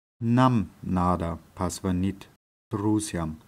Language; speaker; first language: Russian; non-native, learner; German